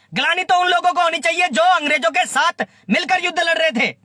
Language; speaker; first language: Hindi; native; Hindi